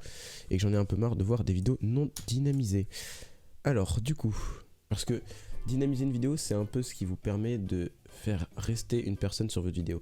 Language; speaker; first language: French; native; French